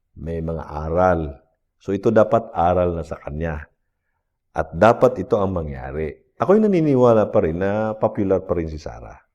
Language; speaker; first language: Filipino; non-native, local second language; Cebuano